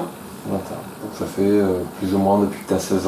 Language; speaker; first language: French; native; French